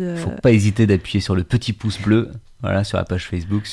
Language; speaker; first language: French; native; French